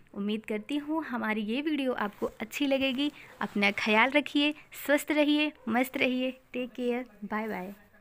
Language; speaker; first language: Hindi; native; Hindi